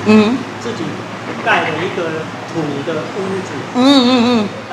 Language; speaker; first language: Chinese; native; Chinese